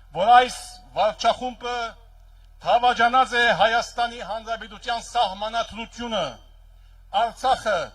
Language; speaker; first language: Armenian; early bilingual, heritage; Armenian